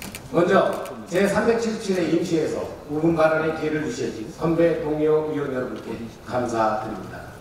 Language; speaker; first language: Korean; native; Korean